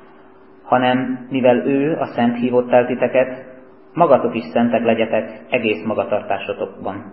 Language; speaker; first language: Hungarian; native; Hungarian